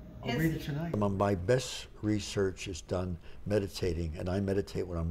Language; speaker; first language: English; native; English